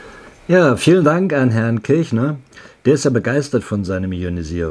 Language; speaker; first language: German; native; German